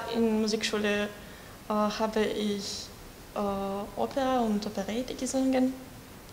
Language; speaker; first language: German; non-native, learner; Russian